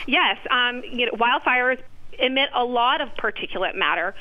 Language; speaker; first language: English; native; English